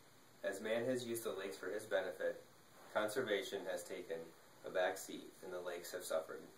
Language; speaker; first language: English; native; English